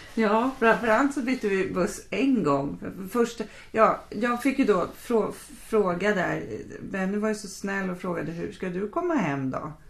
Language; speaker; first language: Swedish; native; Swedish